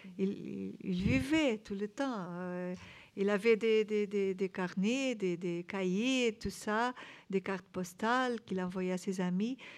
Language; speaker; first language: French; non-native, fluent; Portuguese